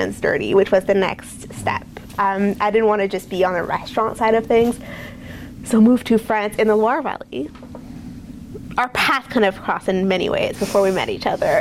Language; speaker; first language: English; native; English